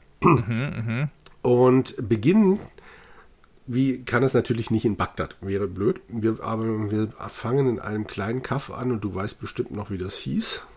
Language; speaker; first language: German; native; German